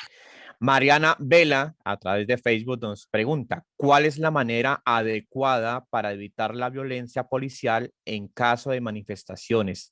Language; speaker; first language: Spanish; native; Spanish